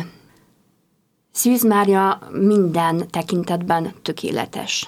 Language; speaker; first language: Hungarian; non-native, fluent; Polish